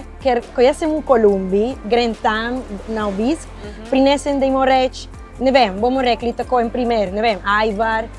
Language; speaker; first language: Slovenian; non-native, fluent; Spanish